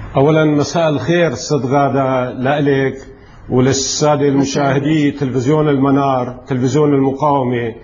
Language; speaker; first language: Arabic; non-native, local second language; Kurdish